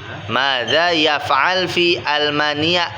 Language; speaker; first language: Arabic; non-native, fluent; Indonesian